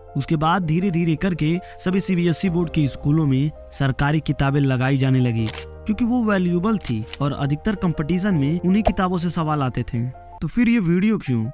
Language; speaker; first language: Hindi; native; Hindi